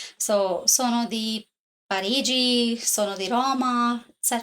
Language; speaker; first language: Italian; non-native, learner; English